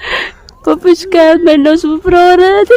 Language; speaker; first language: Dutch; non-native, learner; Filipino